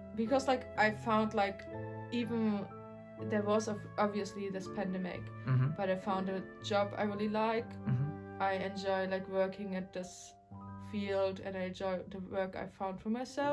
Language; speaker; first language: English; non-native, fluent; German